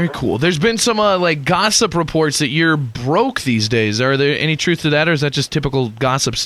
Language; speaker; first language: English; native; English